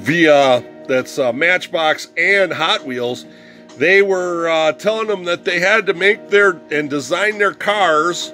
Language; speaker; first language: English; native; English